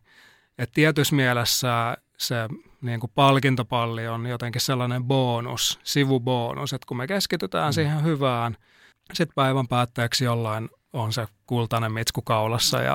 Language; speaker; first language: Finnish; native; Finnish